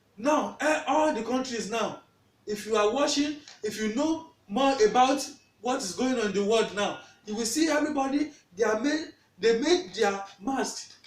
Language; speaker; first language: Nigerian Pidgin; non-native, local second language; Yoruba